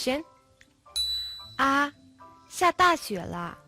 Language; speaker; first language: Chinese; non-native, fluent; Mongolian